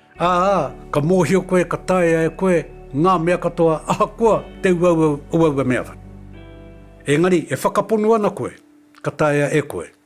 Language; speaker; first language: Māori; native; Māori